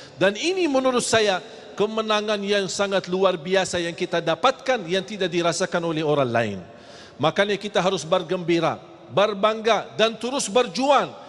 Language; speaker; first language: Malay; non-native, fluent; Arabic